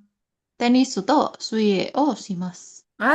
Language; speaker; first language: Japanese; non-native, learner; Indonesian